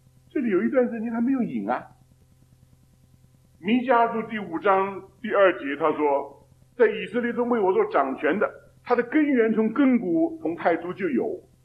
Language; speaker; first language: Chinese; native; Chinese